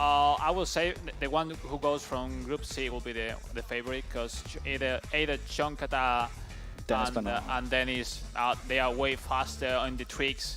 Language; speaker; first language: English; non-native, fluent; Spanish